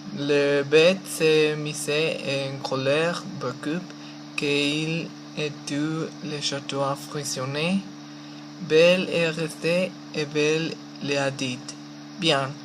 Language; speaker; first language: French; non-native, learner; Spanish